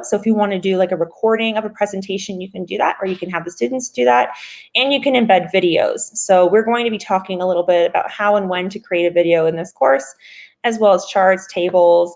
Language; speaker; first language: English; native; English